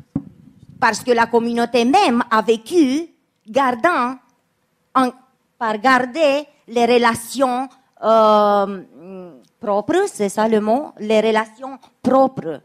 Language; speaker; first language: French; non-native, fluent; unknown